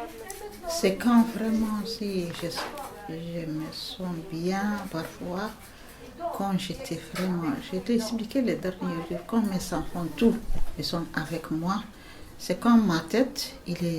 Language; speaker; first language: French; non-native, learner; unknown